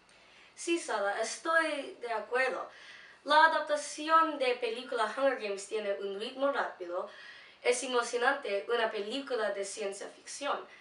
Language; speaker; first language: Spanish; non-native, learner; English